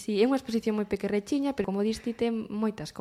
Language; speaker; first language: Galician; native; Galician